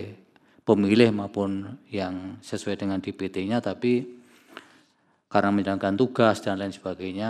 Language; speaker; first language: Indonesian; native; Indonesian